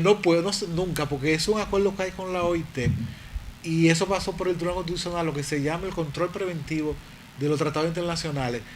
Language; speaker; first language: Spanish; native; Spanish